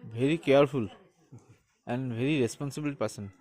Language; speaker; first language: Hindi; non-native, local second language; Bangla